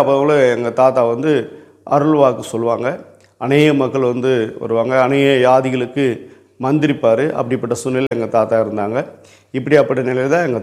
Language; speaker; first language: Tamil; native; Tamil